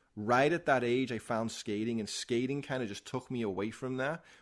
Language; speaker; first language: English; native; English